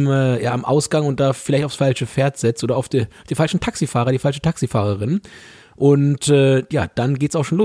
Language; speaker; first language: German; native; German